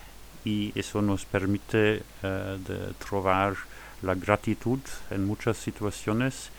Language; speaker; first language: Spanish; non-native, fluent; German